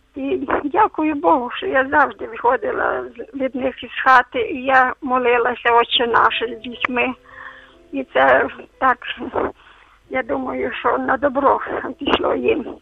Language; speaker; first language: Ukrainian; native; Ukrainian